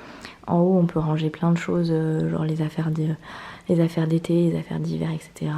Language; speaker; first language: French; native; French